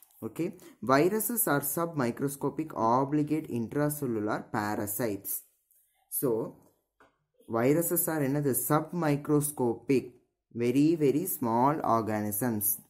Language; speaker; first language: English; non-native, local second language; Tamil